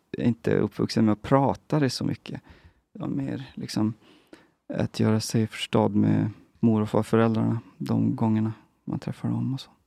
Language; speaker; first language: Swedish; native; Swedish